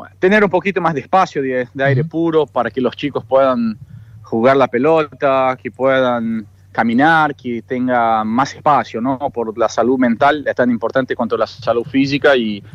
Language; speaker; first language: Spanish; non-native, fluent; Portuguese